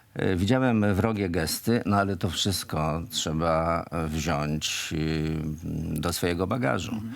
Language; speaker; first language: Polish; native; Polish